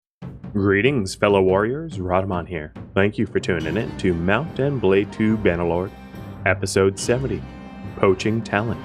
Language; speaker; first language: English; native; English